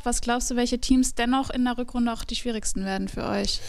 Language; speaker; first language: German; native; German